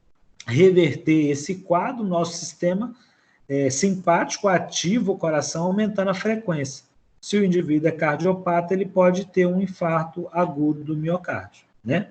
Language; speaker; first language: Portuguese; native; Portuguese